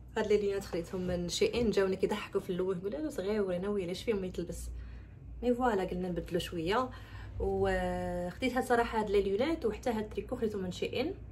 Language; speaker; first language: Arabic; native; Arabic